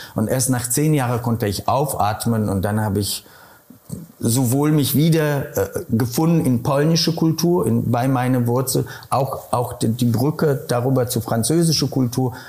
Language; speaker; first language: German; non-native, fluent; Polish